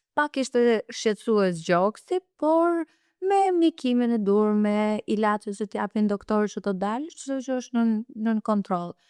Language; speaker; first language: Albanian; early bilingual, heritage; Albanian